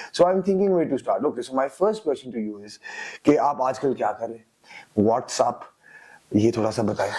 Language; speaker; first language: Urdu; native; Urdu